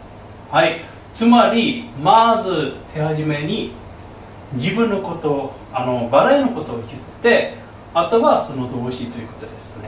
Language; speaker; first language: Japanese; non-native, fluent; German